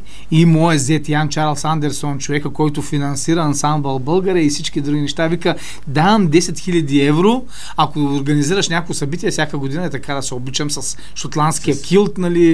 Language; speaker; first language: Bulgarian; native; Bulgarian